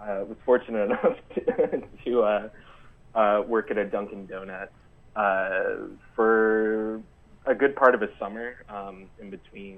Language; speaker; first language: English; native; English